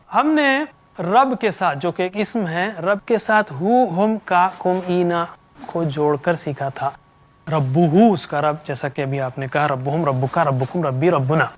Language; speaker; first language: Urdu; native; Urdu